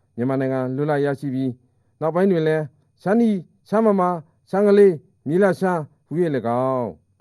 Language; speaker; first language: Burmese; non-native, local second language; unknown